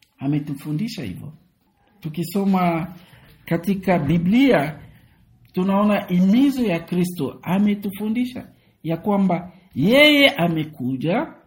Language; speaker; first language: Swahili; native; Swahili